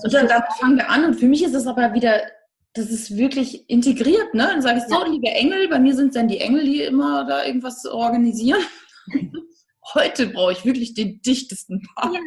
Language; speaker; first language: German; native; German